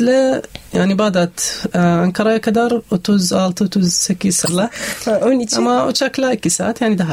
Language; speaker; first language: Turkish; non-native, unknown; Arabic